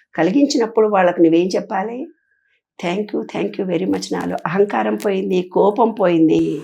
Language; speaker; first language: Telugu; native; Telugu